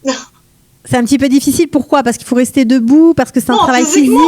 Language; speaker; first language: French; native; French